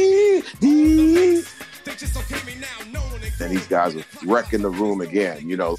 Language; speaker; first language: English; native; English